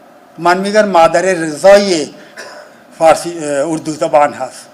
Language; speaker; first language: Persian; non-native, fluent; Urdu